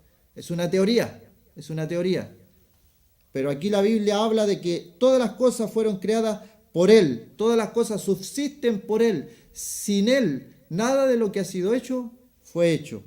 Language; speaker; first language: Spanish; native; Spanish